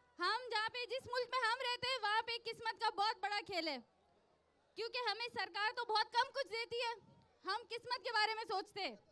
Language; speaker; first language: Urdu; non-native, local second language; Sindhi